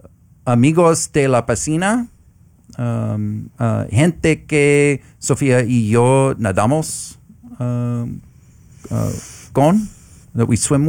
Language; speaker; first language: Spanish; non-native, learner; English